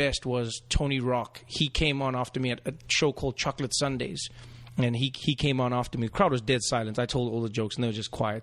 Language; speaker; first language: English; native; English